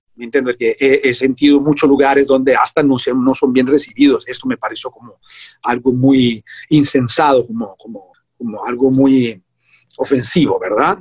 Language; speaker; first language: Spanish; non-native, fluent; Italian